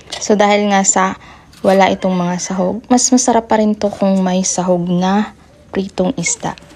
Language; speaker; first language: Filipino; non-native, local second language; Cebuano